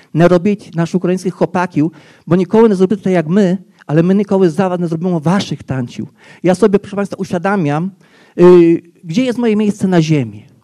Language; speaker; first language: Polish; non-native, local second language; Rusyn